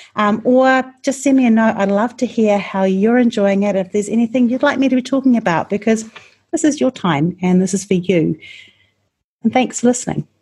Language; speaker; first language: English; native; English